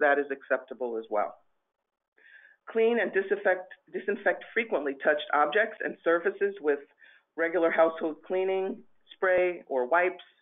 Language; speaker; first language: English; native; English